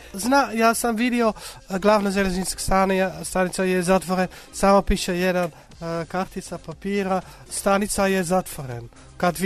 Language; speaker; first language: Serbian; non-native, learner; Dutch